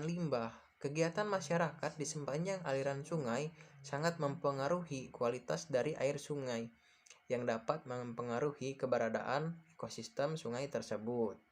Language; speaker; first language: Indonesian; native; Indonesian